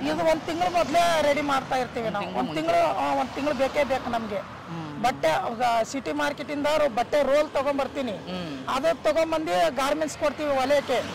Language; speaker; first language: Kannada; non-native, local second language; Marathi